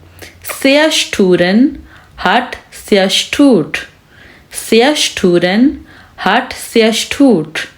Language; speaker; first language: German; non-native, fluent; Urdu